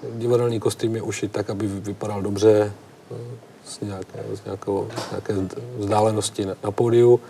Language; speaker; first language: Czech; native; Czech